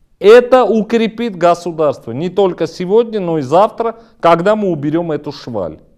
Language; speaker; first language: Russian; non-native, local second language; Armenian